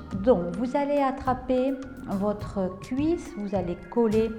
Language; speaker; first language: French; native; French